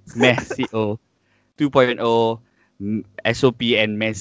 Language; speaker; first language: English; non-native, local second language; Malay